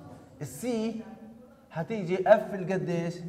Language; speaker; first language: Arabic; native; Arabic